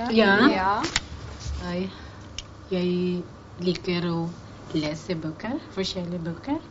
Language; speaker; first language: Norwegian; non-native, learner; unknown